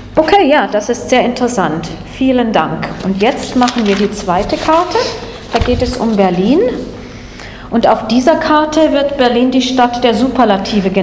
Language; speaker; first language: German; non-native, fluent; English